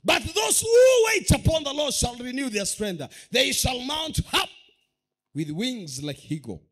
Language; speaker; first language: English; non-native, local second language; Swahili